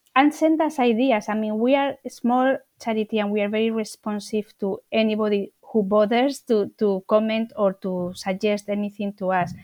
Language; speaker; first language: English; non-native, fluent; Spanish